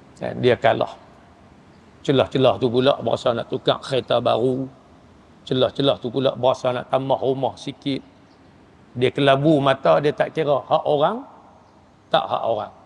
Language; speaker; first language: Malay; native; Malay